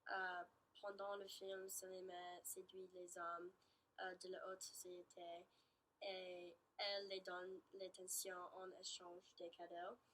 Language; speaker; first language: French; non-native, learner; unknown